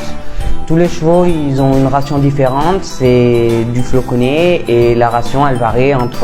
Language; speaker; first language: French; native; French